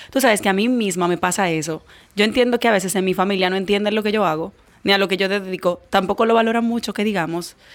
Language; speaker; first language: Spanish; native; Spanish